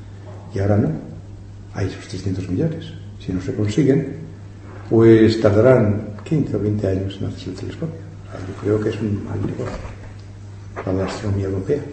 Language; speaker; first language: Spanish; native; Spanish